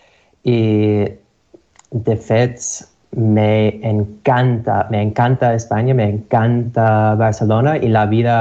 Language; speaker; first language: Catalan; non-native, learner; English